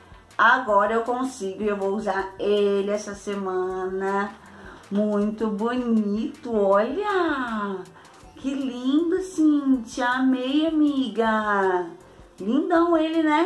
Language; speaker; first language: Portuguese; native; Portuguese